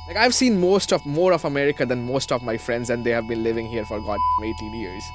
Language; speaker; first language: English; non-native, fluent; Japanese